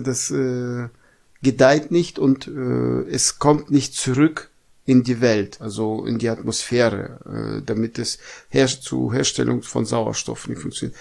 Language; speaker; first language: German; non-native, fluent; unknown